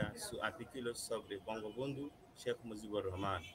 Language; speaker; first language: Spanish; non-native, learner; Bangla